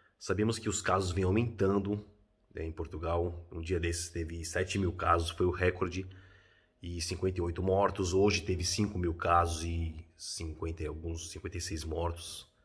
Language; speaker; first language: Portuguese; native; Portuguese